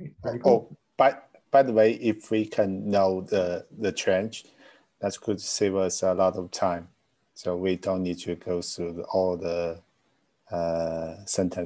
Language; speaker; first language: English; non-native, fluent; Chinese